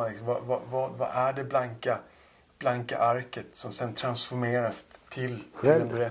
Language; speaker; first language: Swedish; native; Swedish